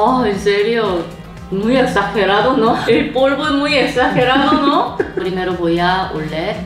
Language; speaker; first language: Spanish; non-native, learner; Korean